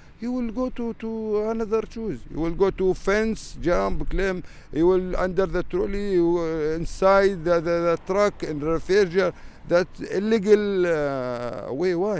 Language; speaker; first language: English; non-native, learner; Arabic